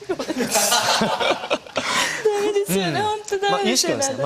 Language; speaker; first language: Japanese; native; Japanese